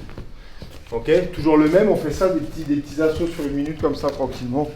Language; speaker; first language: French; native; French